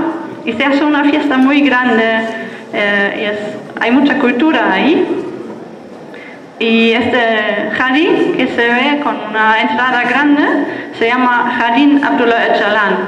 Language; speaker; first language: Spanish; non-native, fluent; German